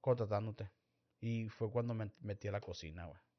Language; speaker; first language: Spanish; early bilingual, heritage; Spanish